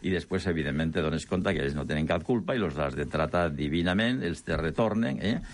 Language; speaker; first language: Catalan; non-native, local second language; Spanish